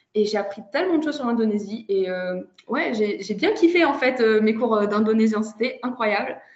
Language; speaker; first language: French; native; French